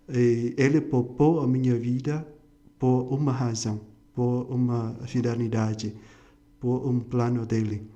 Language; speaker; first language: Portuguese; non-native, fluent; Vietnamese